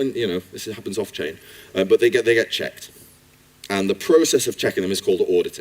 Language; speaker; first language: English; native; English